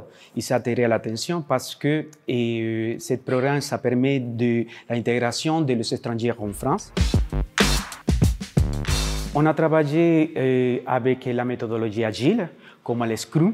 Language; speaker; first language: French; non-native, learner; Spanish